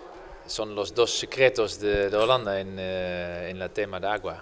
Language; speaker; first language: Spanish; non-native, learner; Dutch